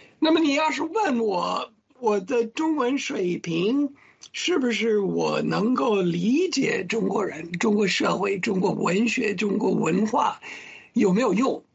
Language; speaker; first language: Chinese; non-native, fluent; English